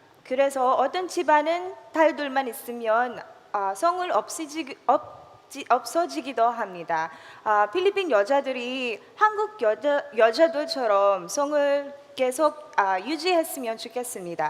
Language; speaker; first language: Korean; non-native, learner; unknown